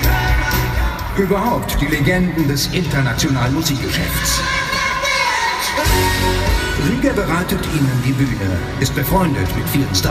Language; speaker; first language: German; native; German